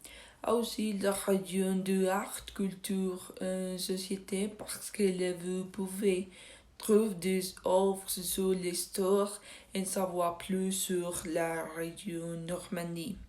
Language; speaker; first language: French; non-native, learner; Spanish